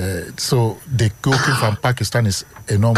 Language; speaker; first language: Dutch; non-native, learner; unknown